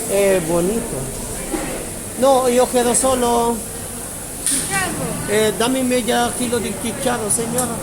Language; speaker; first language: Spanish; non-native, learner; Iloko